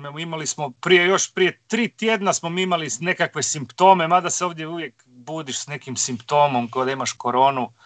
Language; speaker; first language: Croatian; native; Croatian